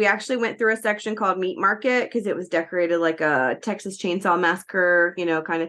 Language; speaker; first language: English; native; English